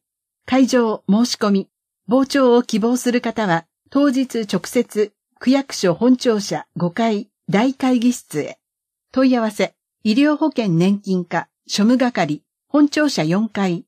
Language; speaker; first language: Japanese; native; Japanese